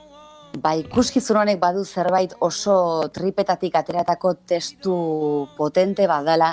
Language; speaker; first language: Basque; native; Basque